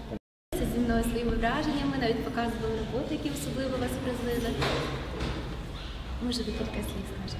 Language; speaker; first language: Ukrainian; native; Ukrainian